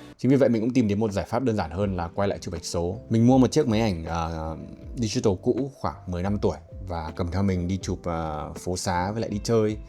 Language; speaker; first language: Vietnamese; native; Vietnamese